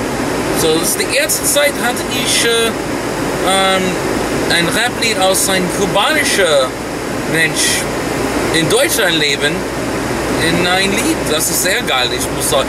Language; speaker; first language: German; non-native, learner; English